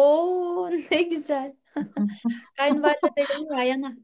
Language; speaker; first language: Turkish; non-native, fluent; Kyrgyz